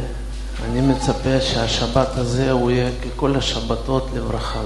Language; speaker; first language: Hebrew; non-native, fluent; Russian